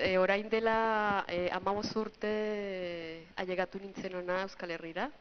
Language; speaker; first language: Basque; non-native, fluent; Spanish